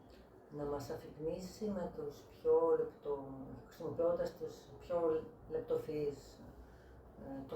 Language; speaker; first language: Greek; native; Greek